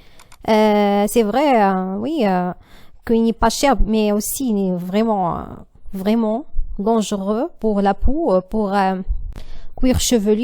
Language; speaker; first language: French; non-native, learner; Arabic